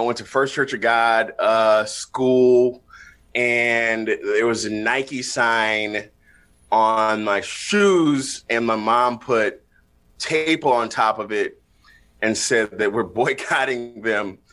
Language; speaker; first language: English; native; English